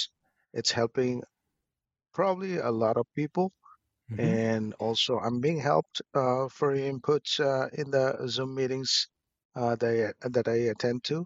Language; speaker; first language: English; non-native, local second language; Bangla